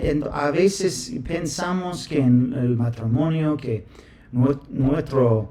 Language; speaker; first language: Spanish; non-native, fluent; English